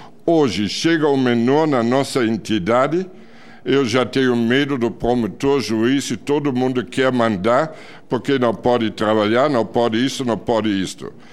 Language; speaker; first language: Portuguese; non-native, fluent; German